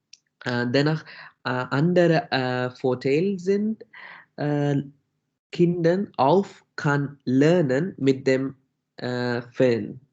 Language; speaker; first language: German; non-native, learner; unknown